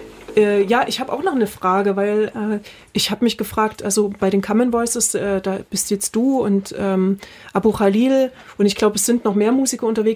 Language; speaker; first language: German; native; German